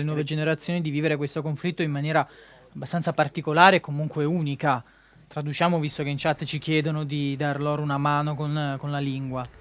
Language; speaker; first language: Italian; native; Italian